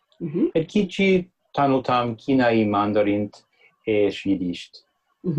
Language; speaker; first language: Hungarian; non-native, learner; English